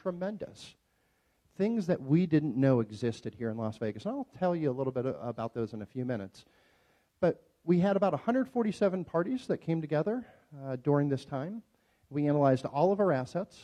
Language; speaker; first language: English; native; English